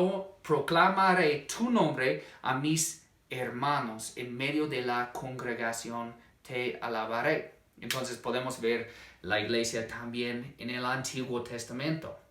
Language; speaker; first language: Spanish; non-native, fluent; English